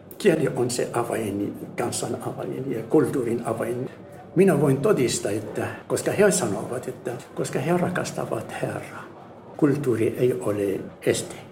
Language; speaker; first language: Finnish; non-native, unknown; Arabic